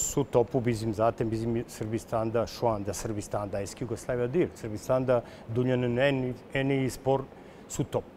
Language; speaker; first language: Turkish; non-native, learner; Serbian